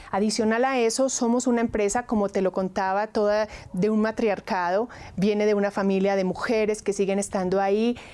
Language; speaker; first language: Spanish; native; Spanish